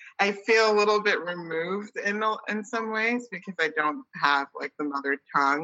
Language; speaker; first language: English; early bilingual, other home language; Akan